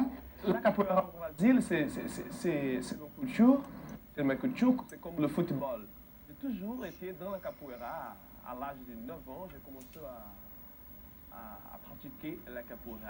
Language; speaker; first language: French; non-native, fluent; Portuguese